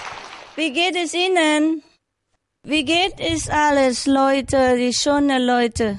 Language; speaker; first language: German; non-native, learner; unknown